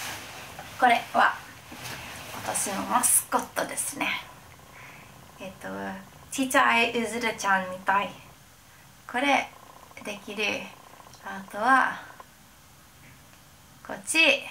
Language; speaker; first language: Japanese; non-native, learner; English